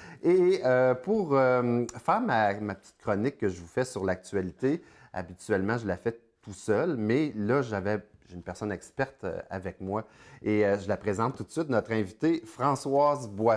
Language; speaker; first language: French; native; French